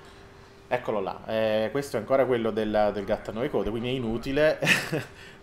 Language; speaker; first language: Italian; native; Italian